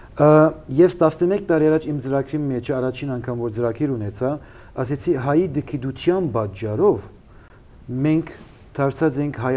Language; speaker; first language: Armenian; early bilingual, heritage; Armenian